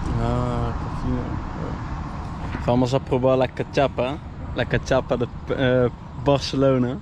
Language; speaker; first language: Spanish; non-native, learner; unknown